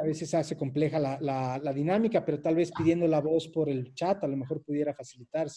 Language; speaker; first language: Spanish; native; Spanish